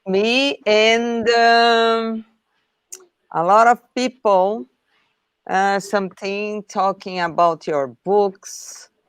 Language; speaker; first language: English; non-native, learner; Portuguese